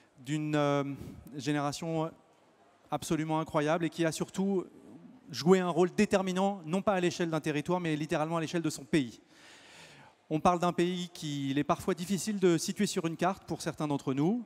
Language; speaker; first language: French; native; French